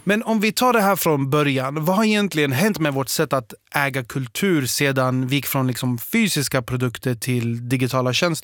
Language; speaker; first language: Swedish; native; Swedish